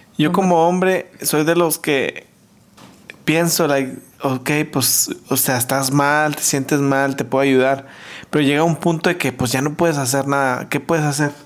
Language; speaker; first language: Spanish; early bilingual, heritage; Spanish